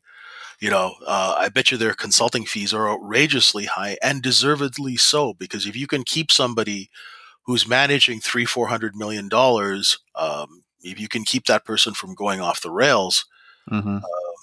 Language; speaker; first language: English; native; English